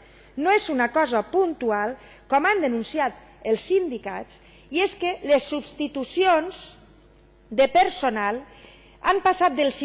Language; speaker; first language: Catalan; native; Catalan